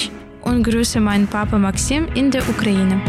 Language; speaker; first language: German; early bilingual, other home language; Ukrainian